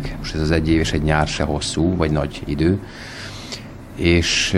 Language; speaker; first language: Hungarian; native; Hungarian